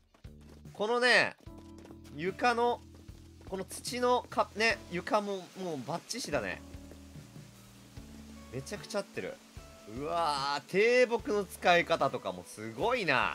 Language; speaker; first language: Japanese; native; Japanese